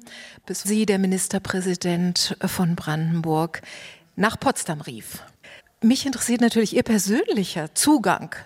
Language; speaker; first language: German; native; German